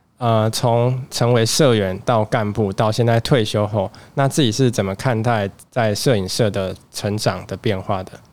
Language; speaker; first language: Chinese; native; Chinese